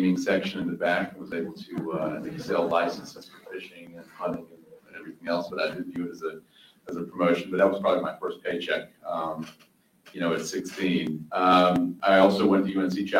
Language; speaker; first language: English; native; English